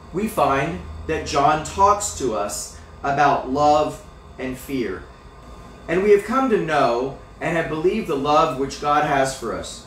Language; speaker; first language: English; native; English